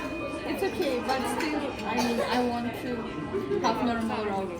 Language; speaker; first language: English; non-native, fluent; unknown